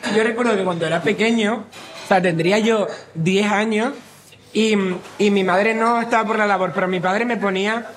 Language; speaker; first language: Spanish; native; Spanish